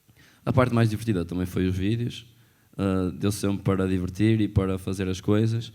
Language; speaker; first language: Portuguese; native; Portuguese